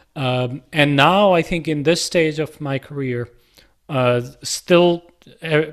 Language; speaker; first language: English; non-native, local second language; Punjabi